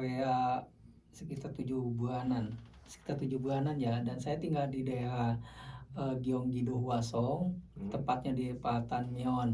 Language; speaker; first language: Indonesian; native; Indonesian